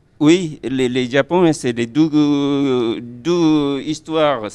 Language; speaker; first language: French; non-native, fluent; Japanese